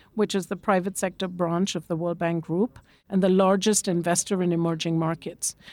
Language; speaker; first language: English; non-native, local second language; Bangla